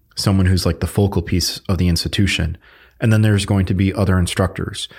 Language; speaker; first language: English; early bilingual, other home language; Filipino